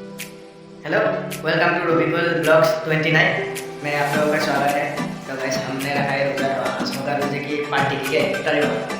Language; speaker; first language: Hindi; non-native, local second language; Assamese